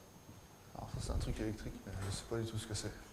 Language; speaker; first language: French; native; French